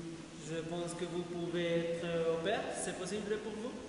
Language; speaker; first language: French; non-native, learner; Spanish